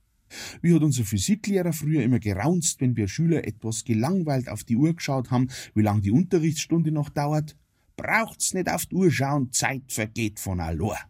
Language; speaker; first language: German; native; German